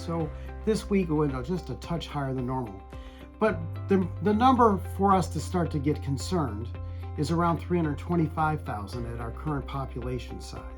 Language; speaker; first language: English; native; English